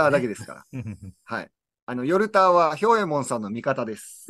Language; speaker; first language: Japanese; native; Japanese